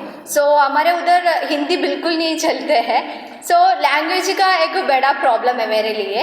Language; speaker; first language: Hindi; non-native, local second language; Malayalam